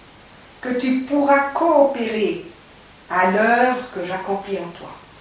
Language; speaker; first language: French; native; French